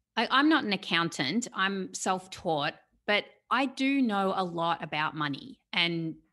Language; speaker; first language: English; native; English